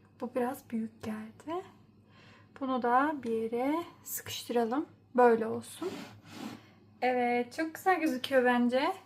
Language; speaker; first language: Turkish; early bilingual, heritage; Turkish